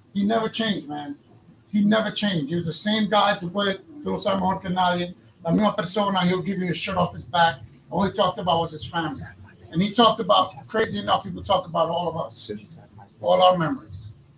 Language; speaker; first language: English; early bilingual, other home language; Spanish